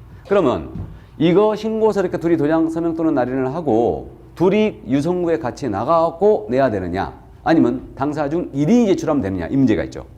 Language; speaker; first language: Korean; native; Korean